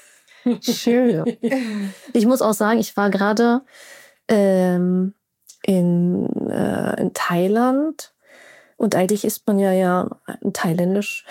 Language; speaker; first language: German; native; German